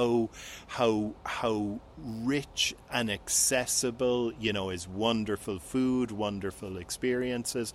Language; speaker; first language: English; native; English